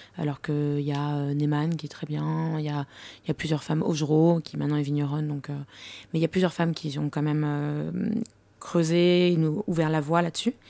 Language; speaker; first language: French; native; French